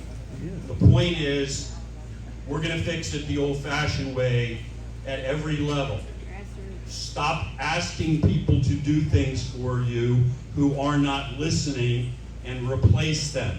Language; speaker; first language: English; native; English